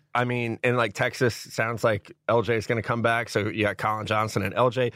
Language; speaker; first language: English; native; English